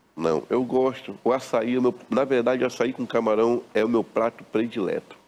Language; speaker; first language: Portuguese; native; Portuguese